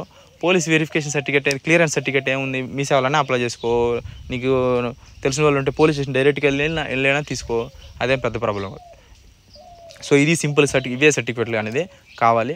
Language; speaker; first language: Telugu; native; Telugu